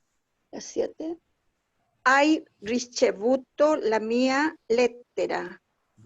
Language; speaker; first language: Italian; non-native, learner; Spanish